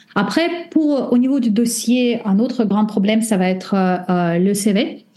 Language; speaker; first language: French; non-native, fluent; Russian